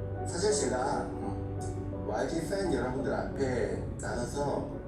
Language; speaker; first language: Korean; native; Korean